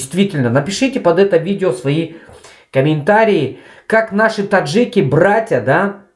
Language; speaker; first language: Russian; non-native, local second language; Tajik